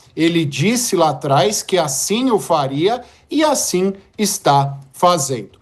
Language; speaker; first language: Portuguese; native; Portuguese